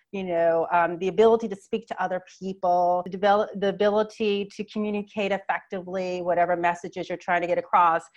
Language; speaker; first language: English; native; English